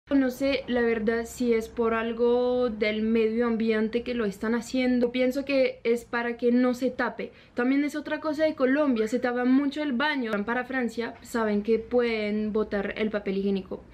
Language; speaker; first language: Spanish; non-native, fluent; French